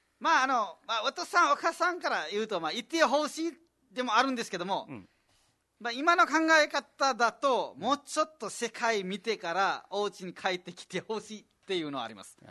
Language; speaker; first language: Japanese; non-native, fluent; Nepali